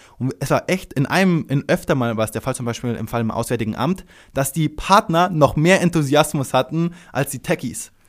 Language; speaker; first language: German; early bilingual, other home language; Croatian